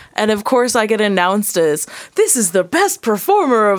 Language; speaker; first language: English; native; English